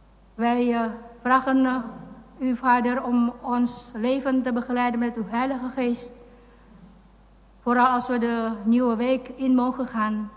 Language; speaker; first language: Dutch; non-native, fluent; Indonesian